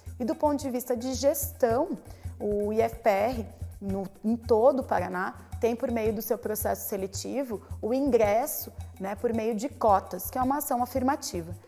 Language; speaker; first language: Portuguese; native; Portuguese